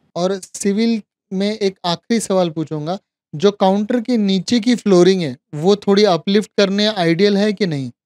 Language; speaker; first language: Hindi; native; Hindi